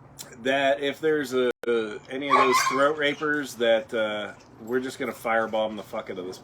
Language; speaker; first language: English; native; English